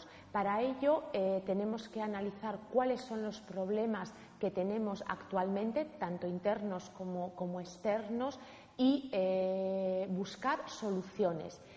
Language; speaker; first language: Spanish; native; Spanish